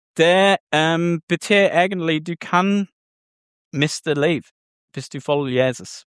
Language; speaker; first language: Norwegian; non-native, learner; English